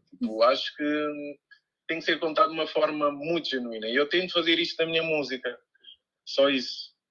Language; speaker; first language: Portuguese; early bilingual, other home language; Upper Guinea Crioulo